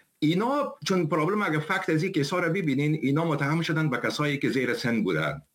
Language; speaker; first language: Persian; native; Persian